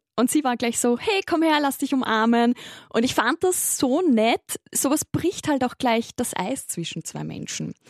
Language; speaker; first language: German; native; German